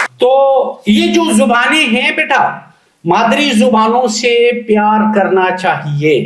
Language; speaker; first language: Urdu; non-native, local second language; Punjabi